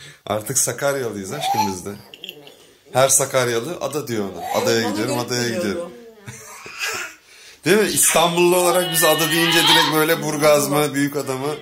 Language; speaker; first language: Turkish; native; Turkish